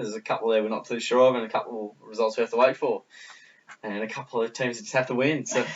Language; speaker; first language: English; native; English